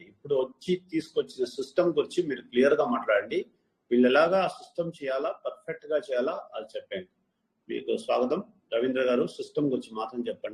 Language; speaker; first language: Telugu; non-native, fluent; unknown